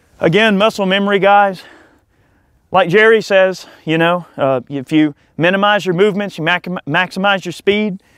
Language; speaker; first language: English; native; English